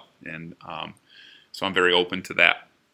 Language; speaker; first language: English; native; English